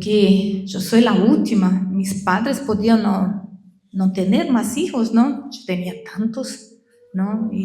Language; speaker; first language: Spanish; non-native, learner; Portuguese